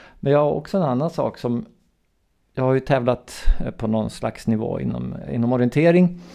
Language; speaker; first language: Swedish; native; Swedish